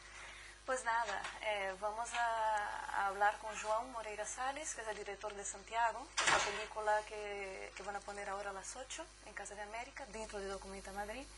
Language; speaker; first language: Spanish; non-native, fluent; Portuguese